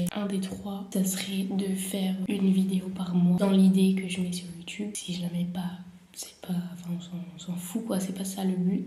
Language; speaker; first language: French; native; French